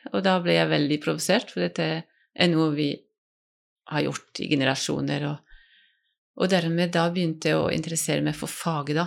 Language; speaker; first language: Norwegian; non-native, fluent; French